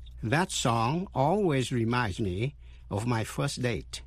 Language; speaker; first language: English; non-native, fluent; Vietnamese